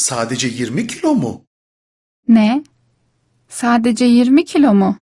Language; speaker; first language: Turkish; non-native, fluent; Persian